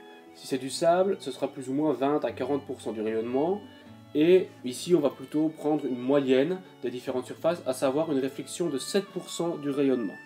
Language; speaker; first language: French; native; French